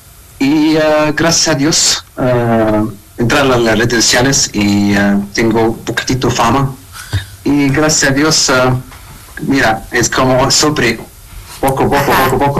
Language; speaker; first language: Spanish; non-native, learner; Arabic